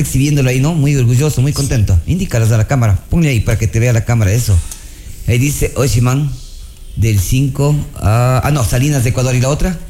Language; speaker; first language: Spanish; native; Spanish